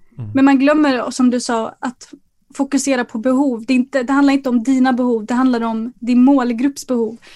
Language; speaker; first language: Swedish; early bilingual, other home language; Arabic